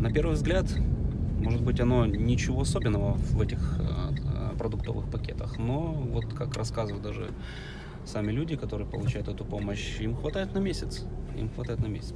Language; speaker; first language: Russian; native; Russian